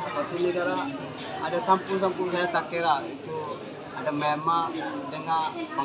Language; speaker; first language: Indonesian; non-native, learner; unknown